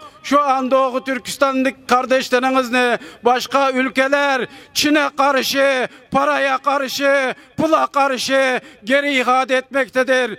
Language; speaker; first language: Turkish; non-native, fluent; Uyghur